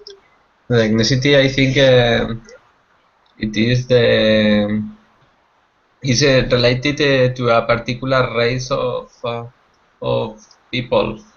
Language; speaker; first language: English; non-native, learner; Spanish